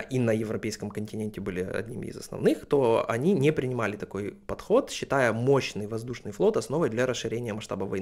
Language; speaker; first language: Russian; native; Russian